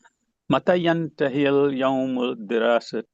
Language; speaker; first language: Arabic; non-native, learner; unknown